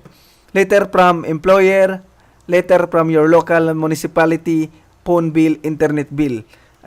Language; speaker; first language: English; non-native, local second language; Filipino